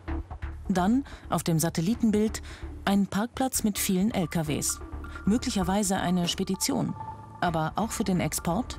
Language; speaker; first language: German; native; German